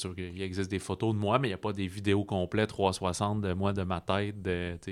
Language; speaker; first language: French; native; French